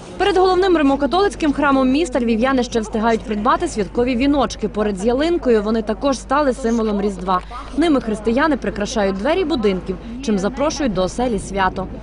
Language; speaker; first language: Ukrainian; native; Ukrainian